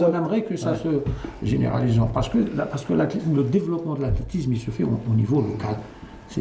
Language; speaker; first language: French; non-native, local second language; Arabic